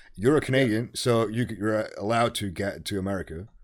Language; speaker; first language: English; non-native, fluent; German